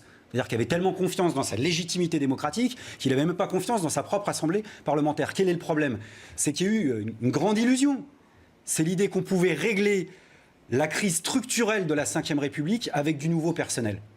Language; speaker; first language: French; native; French